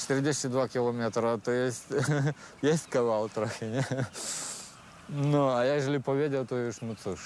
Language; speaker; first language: Polish; non-native, learner; Russian